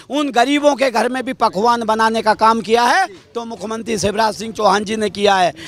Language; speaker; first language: Hindi; native; Hindi